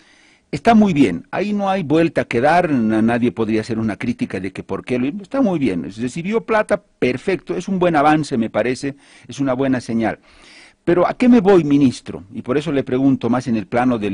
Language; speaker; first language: Spanish; native; Spanish